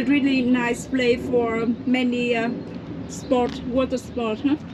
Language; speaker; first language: English; non-native, learner; Vietnamese